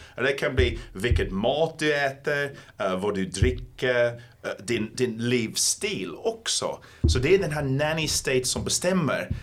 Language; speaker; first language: Swedish; non-native, fluent; English